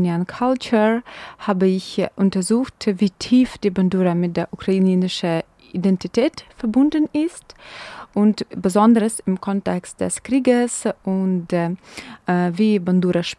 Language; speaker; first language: German; non-native, fluent; Ukrainian